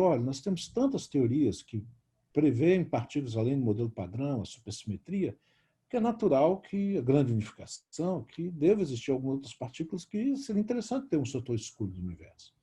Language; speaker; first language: Portuguese; native; Portuguese